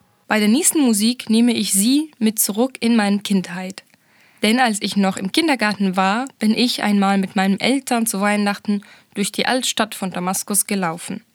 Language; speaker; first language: German; non-native, fluent; Arabic